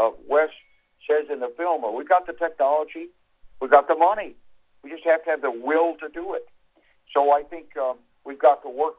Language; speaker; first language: English; native; English